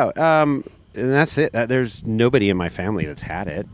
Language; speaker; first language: English; native; English